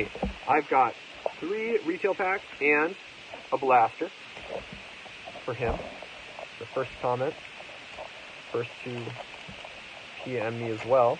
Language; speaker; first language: English; native; English